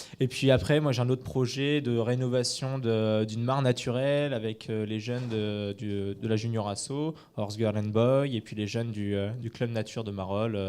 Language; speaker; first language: French; native; French